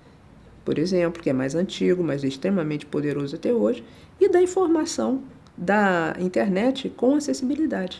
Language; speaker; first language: Portuguese; native; Portuguese